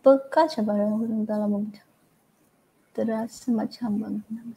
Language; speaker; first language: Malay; non-native, fluent; Chinese